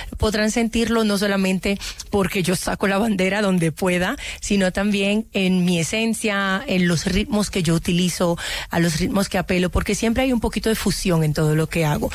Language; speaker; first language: Spanish; early bilingual, other home language; Haitian Creole